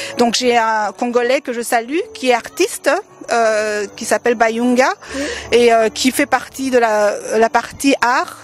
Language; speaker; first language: French; non-native, local second language; Lingala